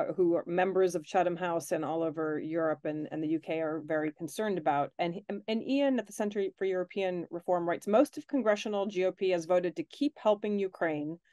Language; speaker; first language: English; native; English